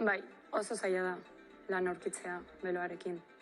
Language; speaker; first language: Basque; non-native, local second language; Spanish